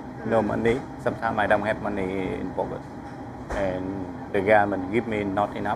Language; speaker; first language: English; non-native, learner; Vietnamese